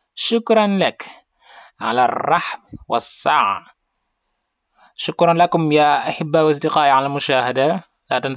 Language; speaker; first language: Arabic; non-native, fluent; Wolof